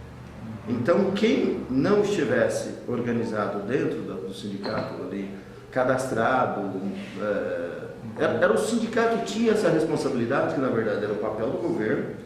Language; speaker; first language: Portuguese; native; Portuguese